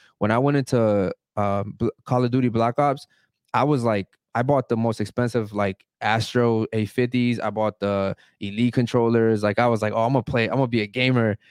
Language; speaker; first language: English; early bilingual, other home language; Spanish